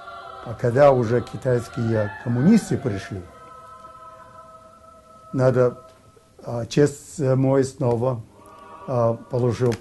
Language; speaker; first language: Russian; early bilingual, heritage; Russian